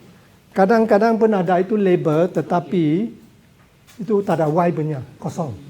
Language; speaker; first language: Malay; non-native, local second language; Cantonese